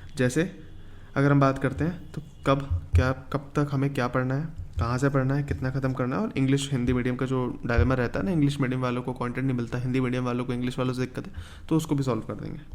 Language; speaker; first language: Hindi; native; Hindi